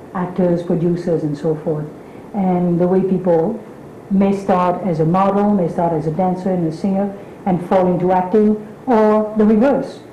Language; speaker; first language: English; non-native, fluent; French